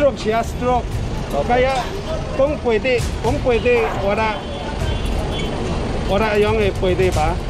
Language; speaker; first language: Filipino; non-native, learner; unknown